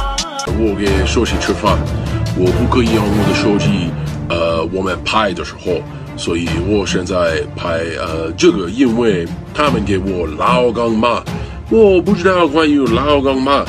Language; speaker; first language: Chinese; non-native, learner; English